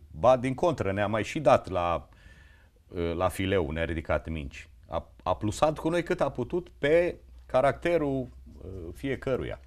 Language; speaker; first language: Romanian; native; Romanian